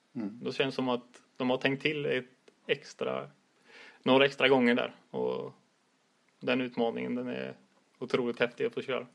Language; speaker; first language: Swedish; native; Swedish